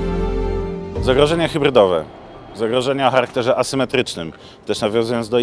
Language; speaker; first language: Polish; native; Polish